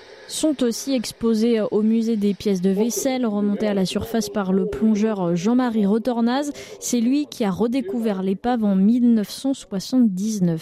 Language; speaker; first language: French; native; French